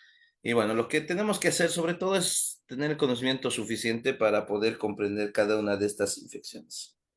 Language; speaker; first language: Spanish; native; Spanish